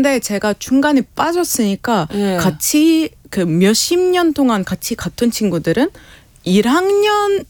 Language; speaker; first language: Korean; non-native, fluent; Arabic